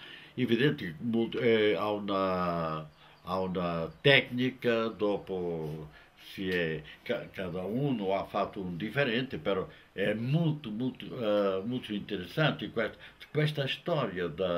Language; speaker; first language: Italian; non-native, fluent; Portuguese